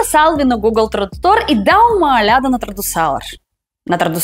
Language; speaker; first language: Portuguese; non-native, fluent; Russian